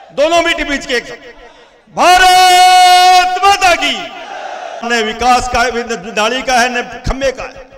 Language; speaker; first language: Hindi; native; Hindi